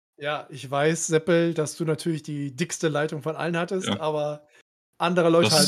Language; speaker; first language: German; native; German